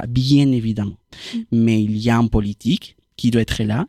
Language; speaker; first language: French; non-native, fluent; Spanish